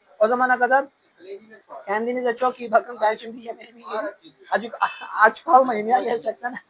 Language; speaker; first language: Turkish; non-native, fluent; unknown